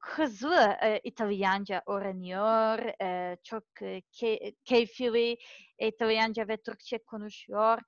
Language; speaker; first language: Turkish; non-native, learner; Serbian